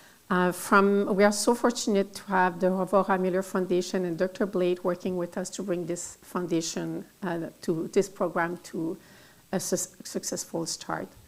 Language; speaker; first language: English; non-native, fluent; French